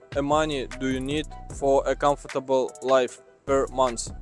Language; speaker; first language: English; non-native, learner; Russian